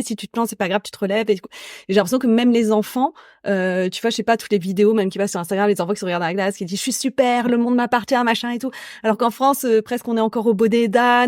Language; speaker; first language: French; native; French